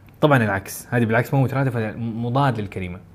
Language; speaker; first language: Arabic; native; Arabic